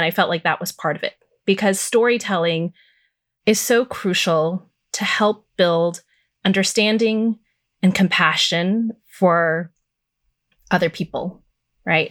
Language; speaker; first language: English; native; English